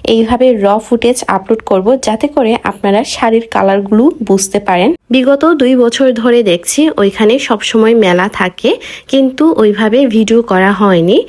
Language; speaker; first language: Bangla; native; Bangla